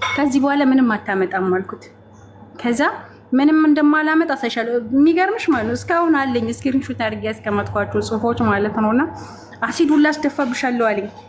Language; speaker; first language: Amharic; native; Amharic